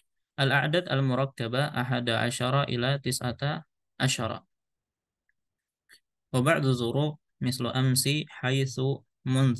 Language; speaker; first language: Arabic; non-native, fluent; Indonesian